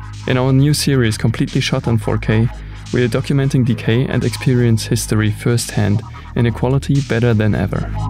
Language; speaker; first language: English; non-native, fluent; German